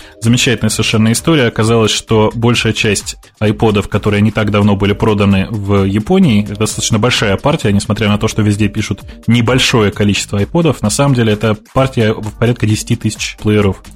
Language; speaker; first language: Russian; native; Russian